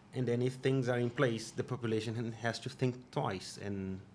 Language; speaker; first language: English; non-native, fluent; Portuguese